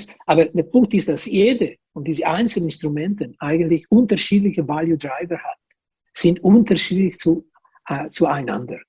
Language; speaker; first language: German; non-native, local second language; Italian